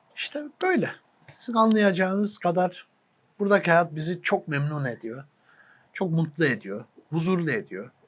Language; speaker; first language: Turkish; early bilingual, heritage; Turkish